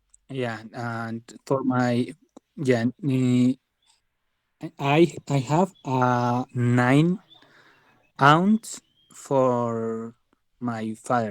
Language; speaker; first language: English; non-native, learner; Spanish